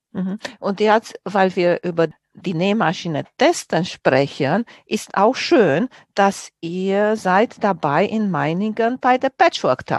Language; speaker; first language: German; non-native, fluent; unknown